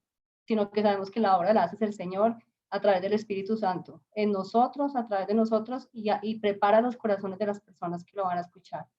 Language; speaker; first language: Spanish; native; Spanish